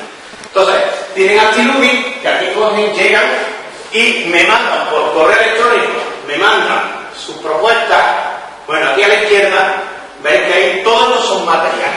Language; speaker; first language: Spanish; native; Spanish